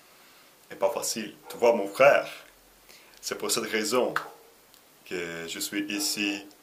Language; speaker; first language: French; non-native, learner; Russian